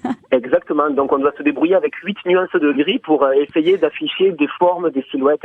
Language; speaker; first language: French; native; French